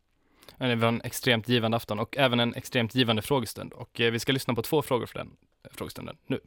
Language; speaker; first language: Swedish; native; Swedish